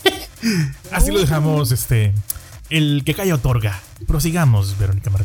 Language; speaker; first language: Spanish; native; Spanish